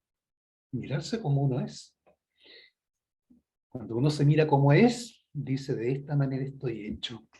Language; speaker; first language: Spanish; native; Spanish